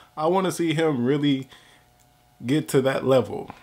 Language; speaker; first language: English; native; English